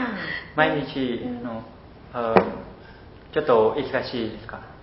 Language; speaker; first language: Japanese; non-native, learner; Khmer